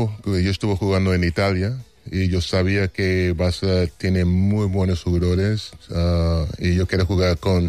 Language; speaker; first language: Spanish; non-native, fluent; English